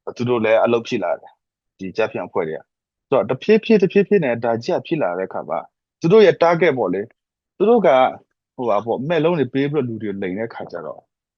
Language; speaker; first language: Burmese; non-native, local second language; S'gaw Karen